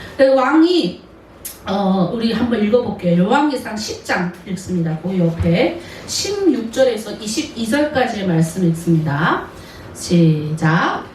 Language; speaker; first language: Korean; native; Korean